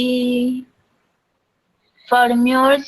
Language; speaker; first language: English; non-native, learner; Spanish